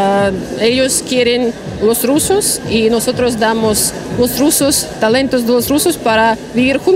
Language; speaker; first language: Spanish; non-native, learner; Russian